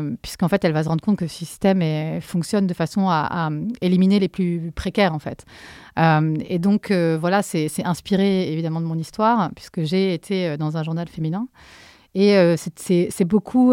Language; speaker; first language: French; native; French